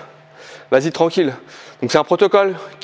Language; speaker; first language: French; native; French